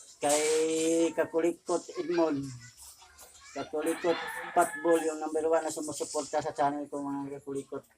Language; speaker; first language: Filipino; native; Filipino